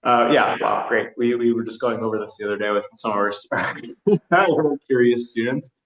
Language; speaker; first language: English; native; English